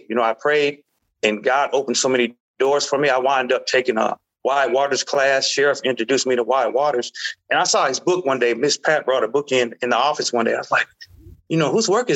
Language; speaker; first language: English; native; English